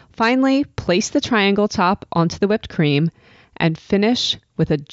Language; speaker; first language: English; native; English